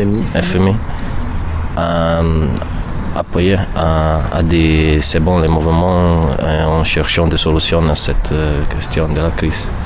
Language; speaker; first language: French; non-native, learner; Italian